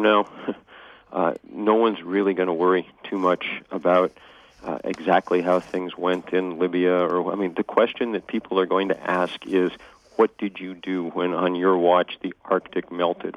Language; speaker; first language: English; native; English